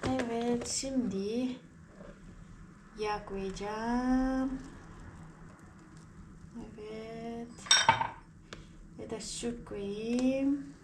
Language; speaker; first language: Turkish; non-native, learner; Indonesian